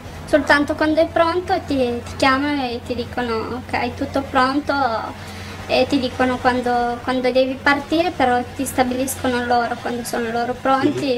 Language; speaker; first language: Italian; non-native, fluent; Romanian